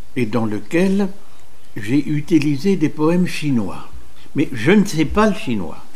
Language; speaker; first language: French; native; French